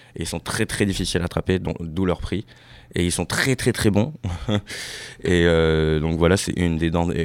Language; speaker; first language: French; native; French